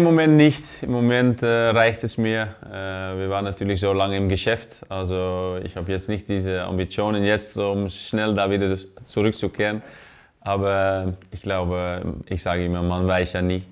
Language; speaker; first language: German; non-native, fluent; Dutch